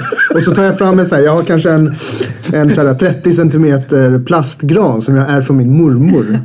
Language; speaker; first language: Swedish; native; Swedish